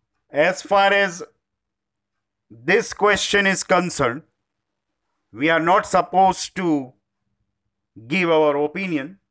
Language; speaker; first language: English; non-native, local second language; Gujarati